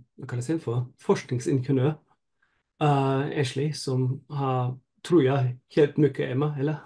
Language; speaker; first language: Swedish; non-native, fluent; German